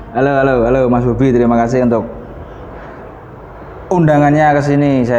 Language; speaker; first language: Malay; non-native, local second language; Javanese